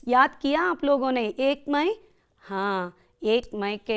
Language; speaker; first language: Hindi; non-native, local second language; Kannada